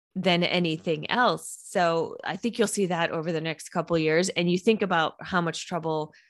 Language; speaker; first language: English; native; English